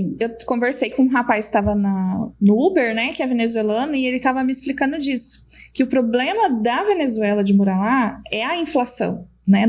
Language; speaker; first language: Portuguese; native; Portuguese